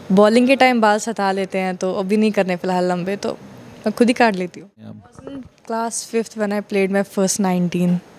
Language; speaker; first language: Hindi; non-native, local second language; Kashmiri